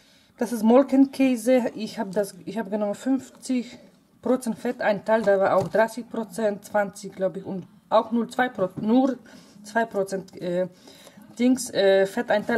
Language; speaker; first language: German; non-native, fluent; Polish